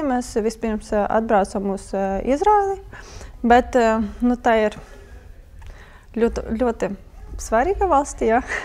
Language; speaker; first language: Latvian; non-native, learner; Ukrainian